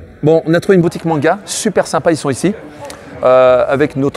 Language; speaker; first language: French; native; French